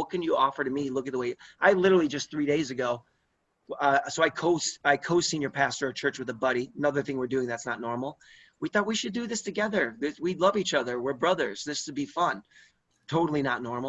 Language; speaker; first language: English; native; English